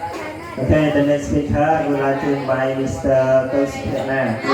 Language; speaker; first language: English; non-native, learner; Khmer